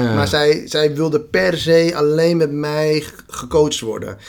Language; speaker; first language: Dutch; early bilingual, other home language; Somali